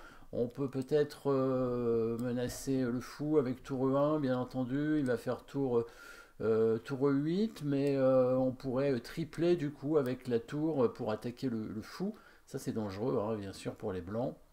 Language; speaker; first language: French; native; French